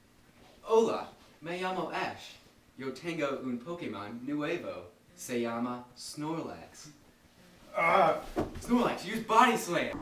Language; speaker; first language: Spanish; non-native, learner; English